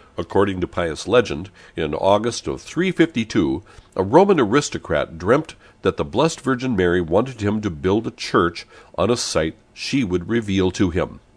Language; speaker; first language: English; native; English